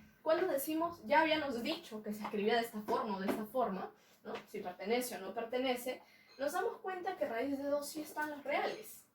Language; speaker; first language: Spanish; native; Spanish